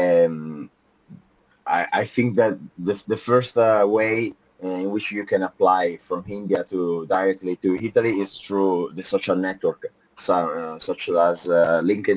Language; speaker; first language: English; non-native, fluent; Italian